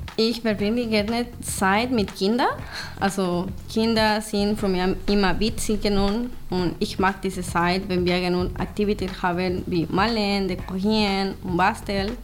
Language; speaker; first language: German; non-native, learner; Spanish